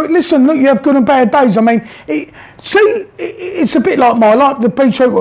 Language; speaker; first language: English; native; English